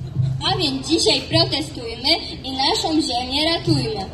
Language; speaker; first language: Polish; native; Polish